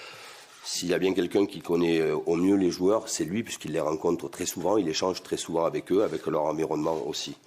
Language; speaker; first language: French; native; French